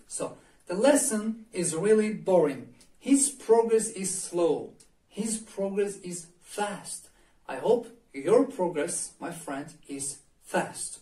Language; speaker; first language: English; non-native, learner; Azerbaijani